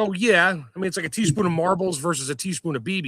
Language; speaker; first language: English; native; English